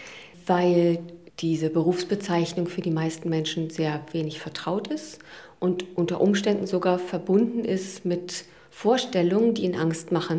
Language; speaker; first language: German; native; German